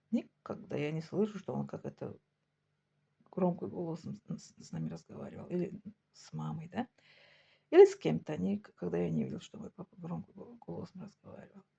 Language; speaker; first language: Russian; non-native, local second language; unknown